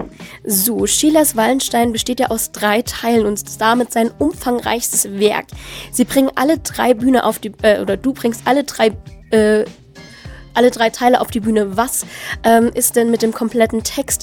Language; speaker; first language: German; native; German